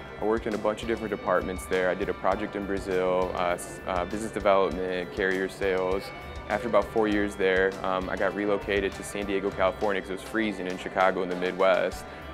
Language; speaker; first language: English; early bilingual, other home language; Portuguese